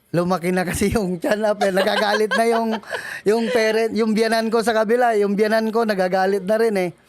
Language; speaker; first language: Filipino; non-native, local second language; Iloko